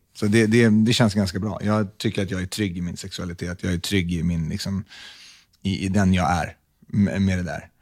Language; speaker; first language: Swedish; native; Swedish